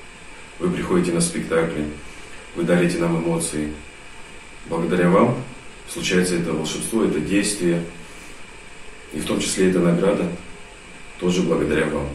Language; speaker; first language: Russian; native; Russian